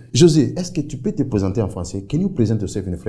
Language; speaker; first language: French; non-native, fluent; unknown